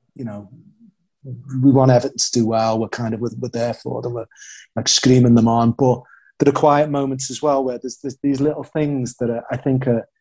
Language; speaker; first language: English; native; English